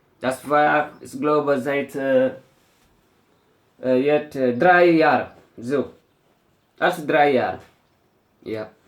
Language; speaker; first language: German; non-native, learner; Fula